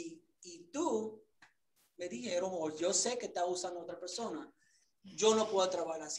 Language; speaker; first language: Spanish; early bilingual, other home language; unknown